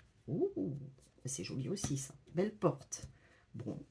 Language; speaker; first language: French; native; French